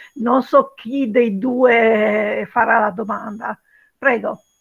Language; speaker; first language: Italian; early bilingual, other home language; Romanian